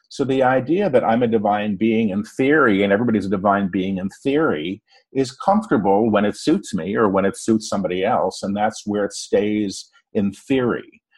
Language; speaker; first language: English; native; English